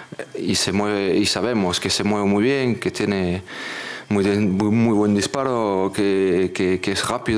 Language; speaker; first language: Spanish; non-native, fluent; French